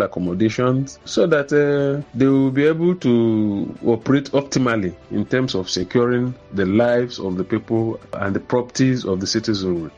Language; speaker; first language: English; non-native, local second language; Igbo